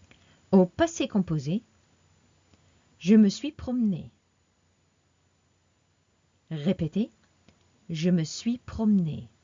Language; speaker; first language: French; non-native, fluent; English